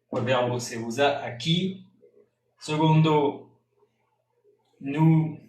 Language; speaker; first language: Spanish; non-native, fluent; French